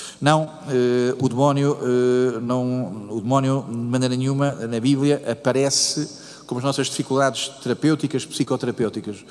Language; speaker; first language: Portuguese; native; Portuguese